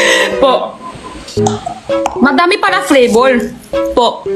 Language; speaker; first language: Filipino; non-native, learner; Chinese